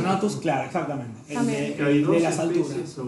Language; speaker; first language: Spanish; native; Spanish